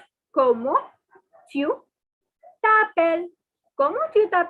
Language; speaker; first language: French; non-native, learner; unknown